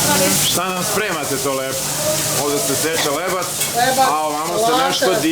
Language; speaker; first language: Bosnian; native; Bosnian